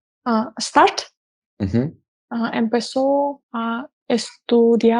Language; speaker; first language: Spanish; non-native, learner; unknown